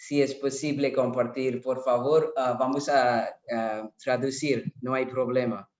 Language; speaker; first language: Spanish; non-native, fluent; English